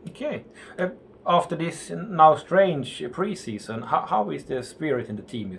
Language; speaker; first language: English; non-native, fluent; Swedish